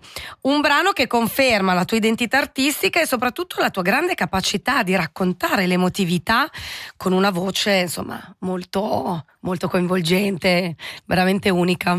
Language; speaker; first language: Italian; native; Italian